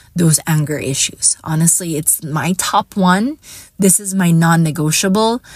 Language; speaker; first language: English; non-native, local second language; Hiligaynon